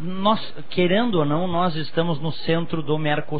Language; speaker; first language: Portuguese; native; Portuguese